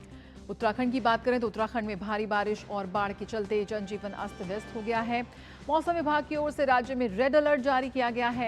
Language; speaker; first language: Hindi; native; Hindi